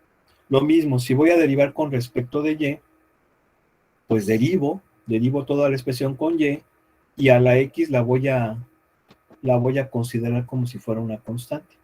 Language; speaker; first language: Spanish; native; Spanish